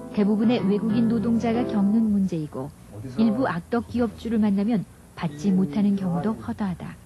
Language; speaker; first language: Korean; native; Korean